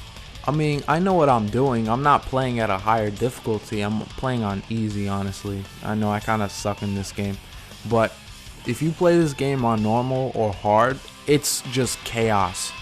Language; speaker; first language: English; native; English